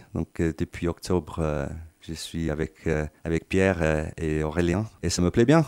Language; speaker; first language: French; non-native, fluent; English